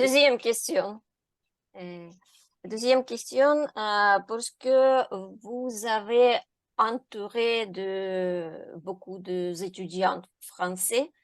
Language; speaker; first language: French; non-native, learner; Ukrainian